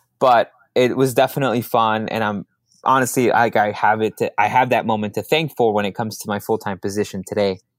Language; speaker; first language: English; early bilingual, other home language; Spanish